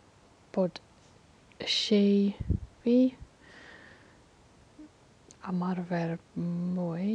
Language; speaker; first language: Welsh; non-native, learner; English